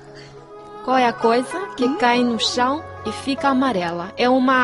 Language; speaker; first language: Portuguese; non-native, fluent; Chinese